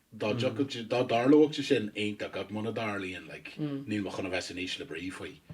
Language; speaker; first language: Irish; non-native, local second language; English